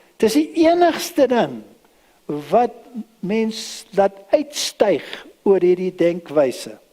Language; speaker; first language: Afrikaans; early bilingual, other home language; German